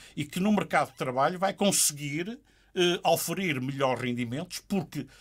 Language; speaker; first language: Portuguese; native; Portuguese